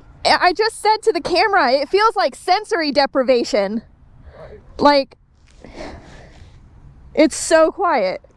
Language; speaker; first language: English; native; English